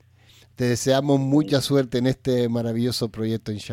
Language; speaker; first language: Spanish; native; Spanish